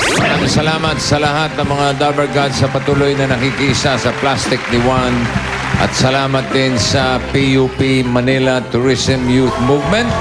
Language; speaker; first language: Filipino; native; Filipino